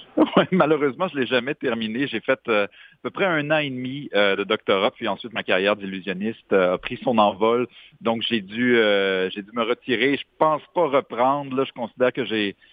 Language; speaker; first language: French; native; French